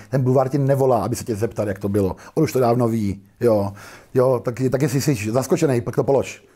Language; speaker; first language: Czech; native; Czech